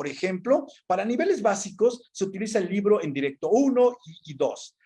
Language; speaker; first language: Spanish; native; Spanish